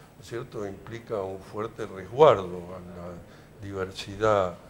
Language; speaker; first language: Spanish; native; Spanish